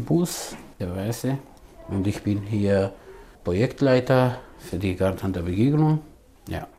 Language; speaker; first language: German; non-native, learner; Kurdish